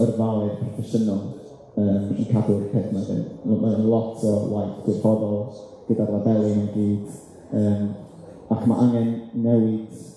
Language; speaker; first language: Welsh; native; Welsh